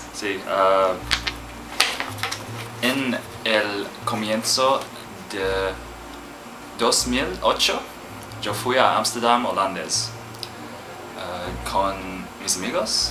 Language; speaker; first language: Spanish; non-native, learner; English